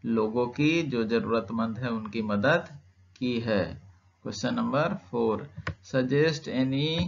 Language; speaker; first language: Hindi; native; Hindi